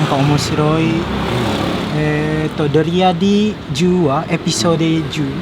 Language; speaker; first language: Japanese; non-native, fluent; Indonesian